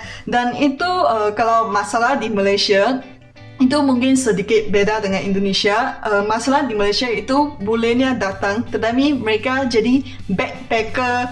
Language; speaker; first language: Indonesian; non-native, fluent; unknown